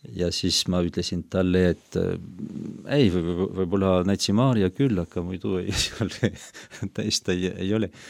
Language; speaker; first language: Estonian; non-native, fluent; French